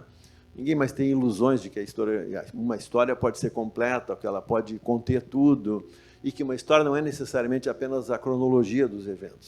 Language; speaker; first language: Portuguese; native; Portuguese